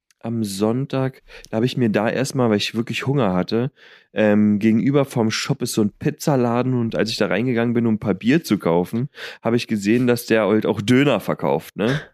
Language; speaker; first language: German; native; German